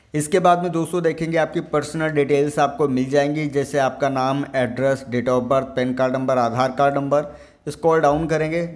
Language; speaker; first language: Hindi; native; Hindi